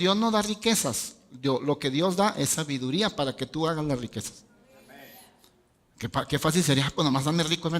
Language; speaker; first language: Spanish; native; Spanish